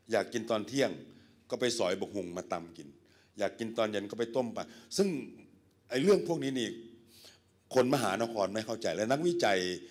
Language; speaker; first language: Thai; native; Thai